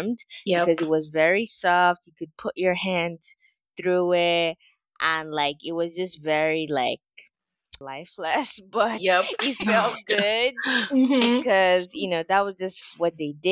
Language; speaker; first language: English; non-native, local second language; Yoruba